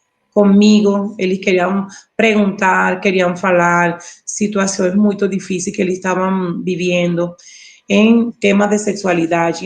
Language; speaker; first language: Portuguese; non-native, learner; Spanish